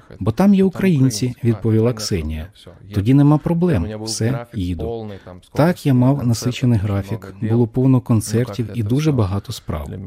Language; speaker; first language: Ukrainian; non-native, fluent; Lithuanian